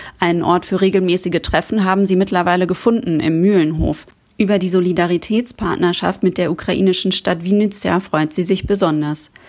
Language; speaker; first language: German; native; German